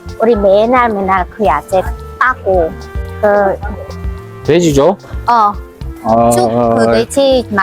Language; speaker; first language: Korean; non-native, learner; Vietnamese